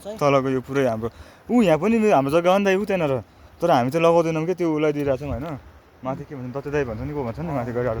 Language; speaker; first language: Nepali; native; Nepali